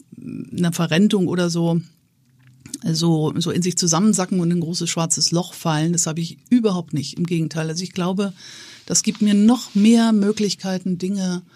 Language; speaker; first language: German; native; German